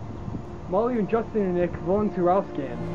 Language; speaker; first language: German; non-native, learner; English